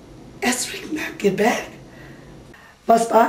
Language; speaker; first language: German; non-native, learner; English